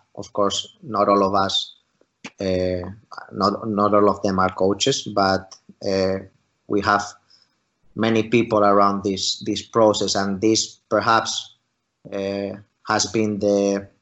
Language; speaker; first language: English; non-native, fluent; Spanish